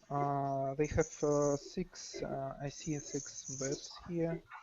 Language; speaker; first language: English; non-native, learner; Russian